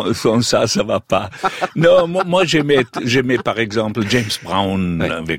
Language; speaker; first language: French; non-native, fluent; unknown